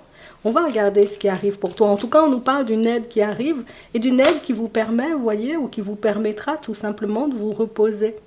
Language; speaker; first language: French; native; French